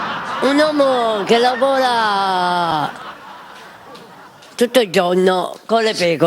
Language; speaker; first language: Italian; non-native, local second language; Sicilian